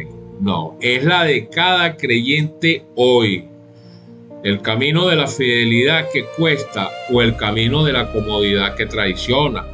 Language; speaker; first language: Spanish; native; Spanish